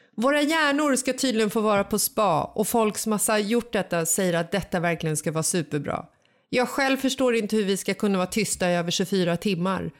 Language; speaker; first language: Swedish; native; Swedish